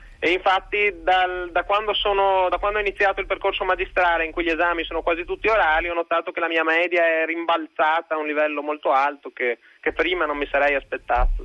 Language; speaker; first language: Italian; native; Italian